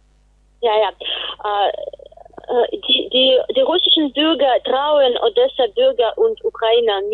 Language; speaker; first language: German; non-native, fluent; Russian